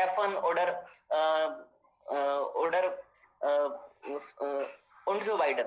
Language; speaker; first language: German; non-native, learner; Hindi